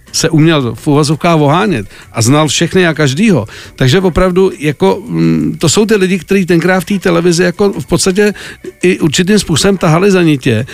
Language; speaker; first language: Czech; native; Czech